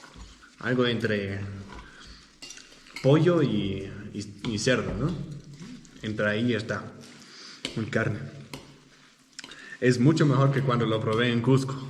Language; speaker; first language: Spanish; non-native, learner; English